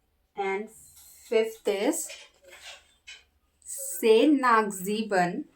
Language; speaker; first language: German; non-native, learner; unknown